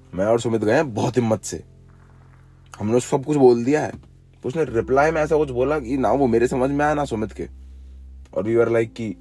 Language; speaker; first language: Hindi; native; Hindi